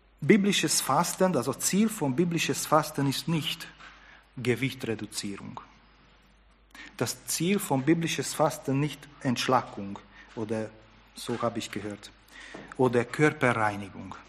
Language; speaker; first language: German; non-native, fluent; Hungarian